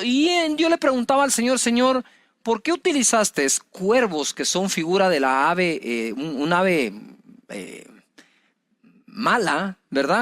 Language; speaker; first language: Spanish; native; Spanish